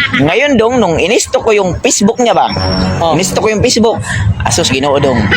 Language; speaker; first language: Filipino; non-native, local second language; Cebuano